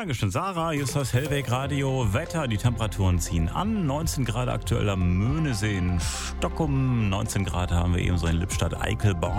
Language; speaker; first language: German; native; German